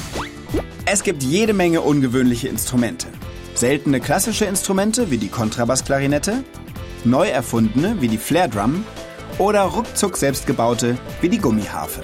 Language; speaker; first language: German; native; German